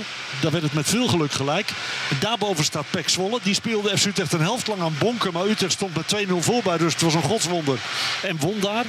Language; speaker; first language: Dutch; native; Dutch